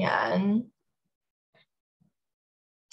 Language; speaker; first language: Chinese; non-native, learner; Thai